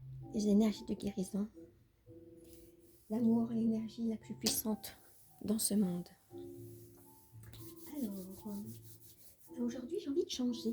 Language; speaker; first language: French; native; French